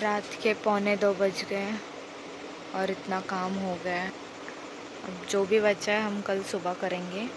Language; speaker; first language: Hindi; non-native, local second language; Marathi